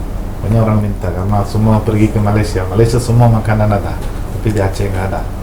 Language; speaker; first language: Indonesian; non-native, local second language; Malayalam